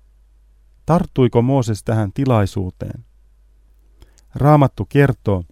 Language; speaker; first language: Finnish; native; Finnish